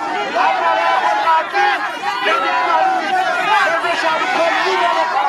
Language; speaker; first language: Hebrew; non-native, learner; Amharic